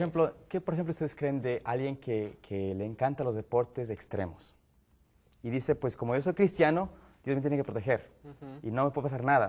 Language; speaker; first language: Spanish; native; Spanish